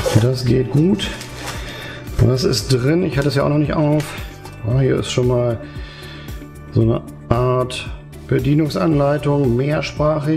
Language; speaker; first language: German; native; German